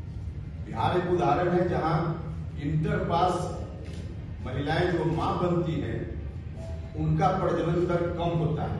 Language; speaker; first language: Hindi; native; Hindi